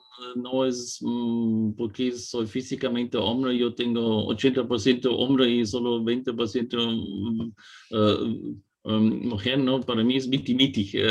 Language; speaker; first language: Spanish; non-native, fluent; German